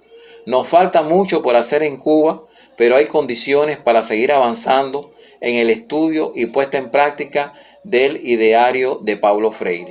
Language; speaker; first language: Spanish; native; Spanish